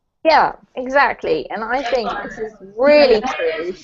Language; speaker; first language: English; native; English